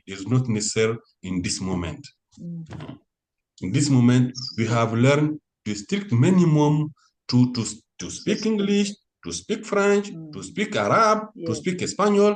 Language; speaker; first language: English; non-native, learner; French